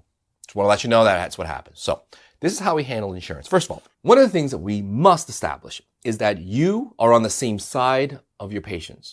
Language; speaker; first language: English; native; English